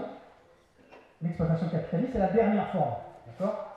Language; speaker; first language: French; native; French